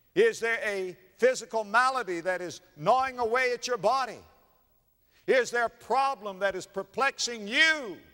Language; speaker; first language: English; native; English